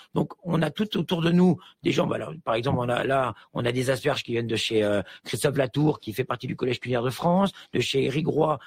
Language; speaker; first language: French; native; French